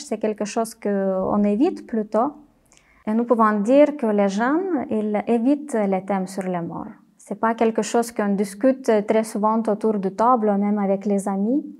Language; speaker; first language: French; non-native, fluent; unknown